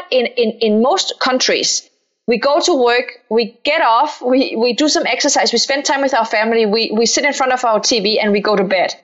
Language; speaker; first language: English; non-native, fluent; Danish